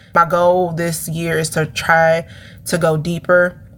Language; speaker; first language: English; native; English